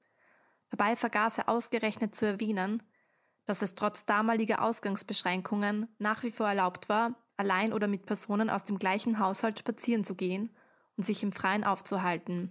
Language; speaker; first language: German; native; German